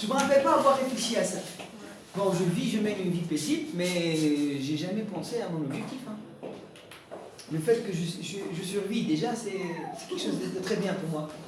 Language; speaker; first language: French; non-native, local second language; Arabic